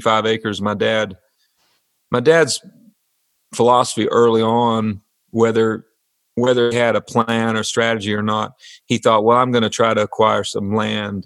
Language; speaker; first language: English; native; English